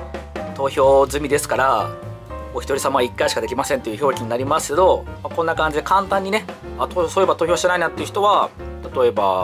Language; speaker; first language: Japanese; native; Japanese